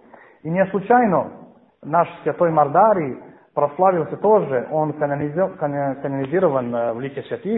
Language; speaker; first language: Russian; non-native, fluent; Serbian